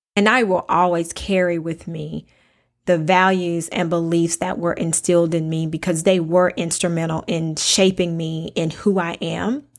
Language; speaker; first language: English; native; English